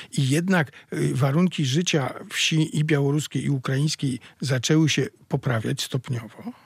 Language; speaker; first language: Polish; native; Polish